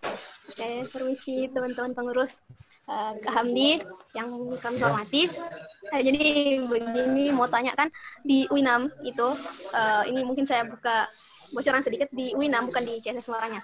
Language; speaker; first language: Indonesian; native; Indonesian